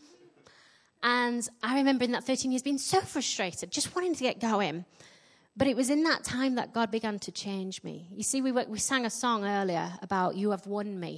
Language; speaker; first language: English; native; English